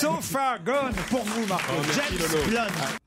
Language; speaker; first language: French; native; French